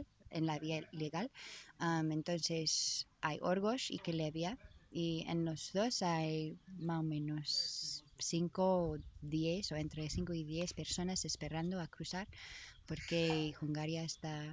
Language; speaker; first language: Spanish; non-native, learner; English